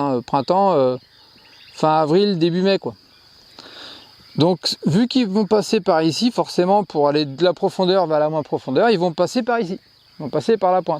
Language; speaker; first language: French; native; French